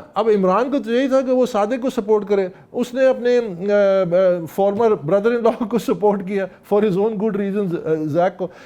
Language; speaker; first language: Urdu; non-native, local second language; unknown